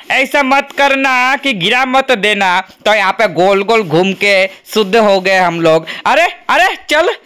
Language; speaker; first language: Hindi; native; Hindi